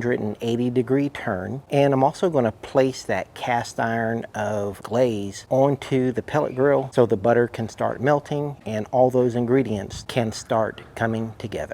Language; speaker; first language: English; native; English